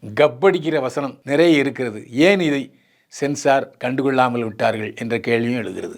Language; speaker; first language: Tamil; native; Tamil